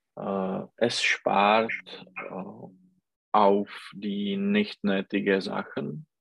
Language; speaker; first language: German; non-native, learner; Czech